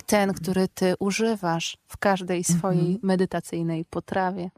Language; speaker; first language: Polish; native; Polish